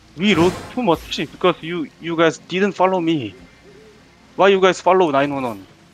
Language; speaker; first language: English; non-native, learner; Korean